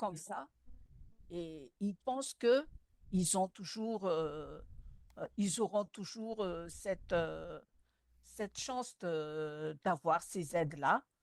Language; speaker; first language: French; non-native, local second language; Malagasy